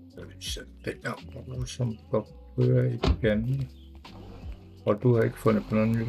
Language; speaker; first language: Danish; native; Danish